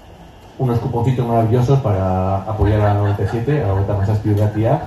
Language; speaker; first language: Spanish; native; Spanish